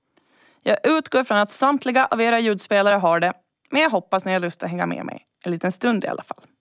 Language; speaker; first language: Swedish; native; Swedish